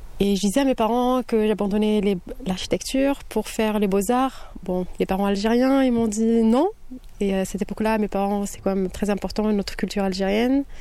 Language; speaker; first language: French; non-native, local second language; Kabyle